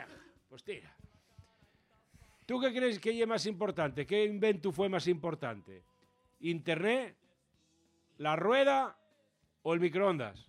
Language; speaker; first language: Spanish; native; Spanish